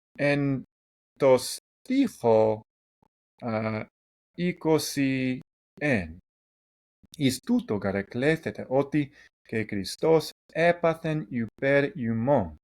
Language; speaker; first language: Greek; non-native, fluent; English